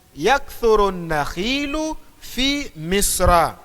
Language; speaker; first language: Arabic; non-native, fluent; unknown